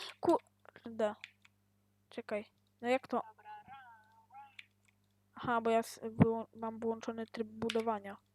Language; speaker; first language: Polish; native; Polish